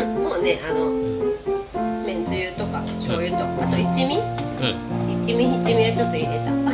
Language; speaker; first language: Japanese; native; Japanese